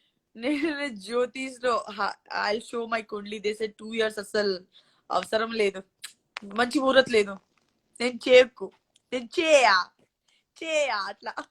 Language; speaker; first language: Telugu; non-native, local second language; Gujarati